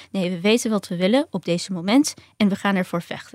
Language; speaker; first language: Dutch; early bilingual, other home language; Ukrainian